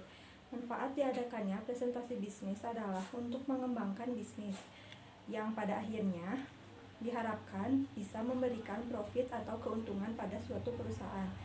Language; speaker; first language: Indonesian; native; Indonesian